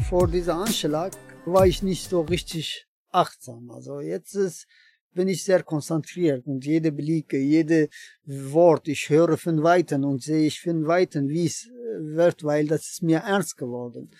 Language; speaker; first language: German; non-native, learner; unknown